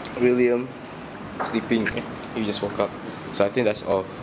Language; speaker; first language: English; non-native, local second language; Malay